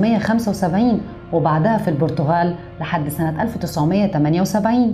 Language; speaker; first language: Arabic; native; Arabic